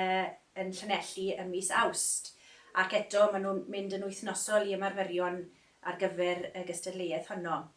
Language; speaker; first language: Welsh; native; Welsh